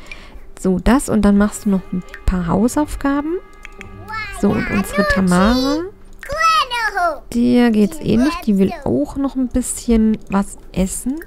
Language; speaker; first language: German; native; German